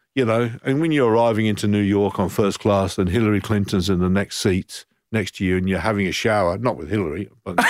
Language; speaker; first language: English; native; English